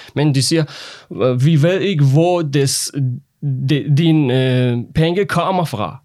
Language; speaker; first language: Danish; non-native, learner; Persian